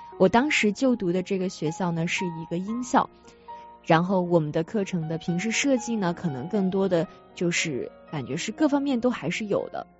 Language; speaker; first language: Chinese; native; Chinese